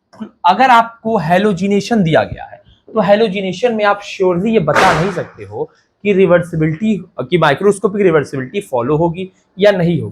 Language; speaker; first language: Hindi; native; Hindi